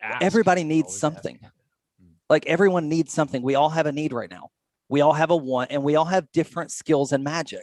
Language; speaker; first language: English; native; English